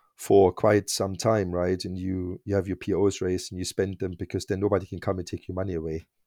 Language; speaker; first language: English; non-native, fluent; German